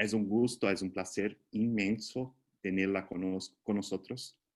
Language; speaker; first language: Spanish; non-native, fluent; Portuguese